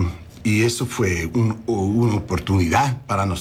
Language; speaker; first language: Spanish; early bilingual, heritage; English